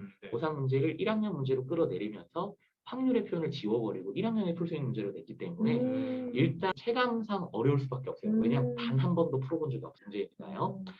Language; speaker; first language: Korean; native; Korean